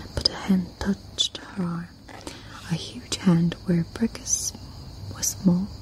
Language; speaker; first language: English; non-native, fluent; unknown